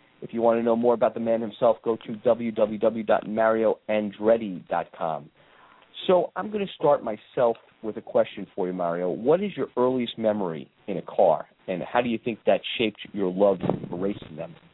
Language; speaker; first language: English; native; English